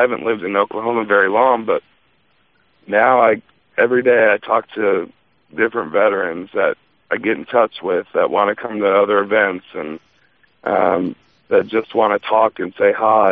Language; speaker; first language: English; native; English